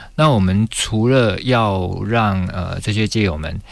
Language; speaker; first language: Chinese; native; Chinese